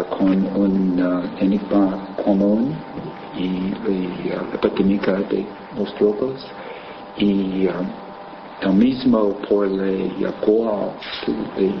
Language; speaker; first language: Spanish; non-native, learner; English